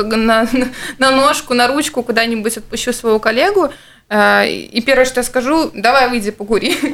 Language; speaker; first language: Russian; native; Russian